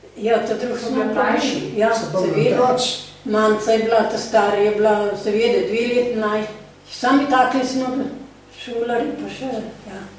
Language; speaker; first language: Slovenian; native; Slovenian